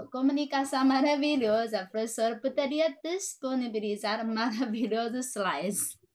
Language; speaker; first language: Portuguese; non-native, fluent; Chinese